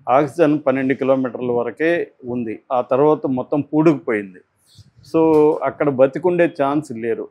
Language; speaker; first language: Telugu; native; Telugu